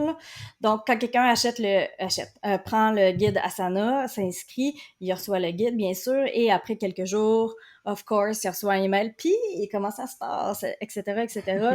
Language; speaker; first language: French; native; French